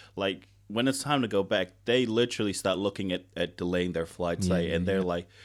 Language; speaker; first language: English; non-native, fluent; Tongan